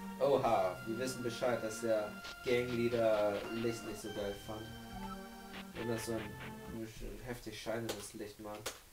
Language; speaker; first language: German; native; German